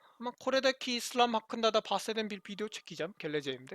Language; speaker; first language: Turkish; non-native, learner; Korean